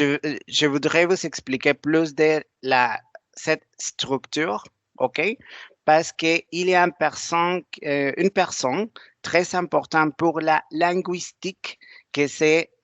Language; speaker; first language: French; non-native, learner; Spanish